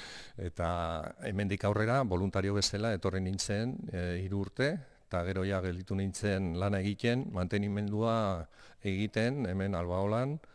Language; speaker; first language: Basque; non-native, local second language; Spanish